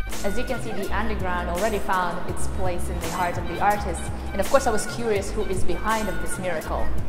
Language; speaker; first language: English; non-native, fluent; Russian